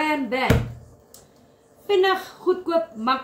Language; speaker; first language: Afrikaans; native; Afrikaans